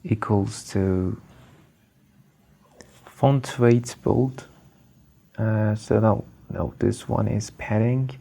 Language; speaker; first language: English; non-native, fluent; Persian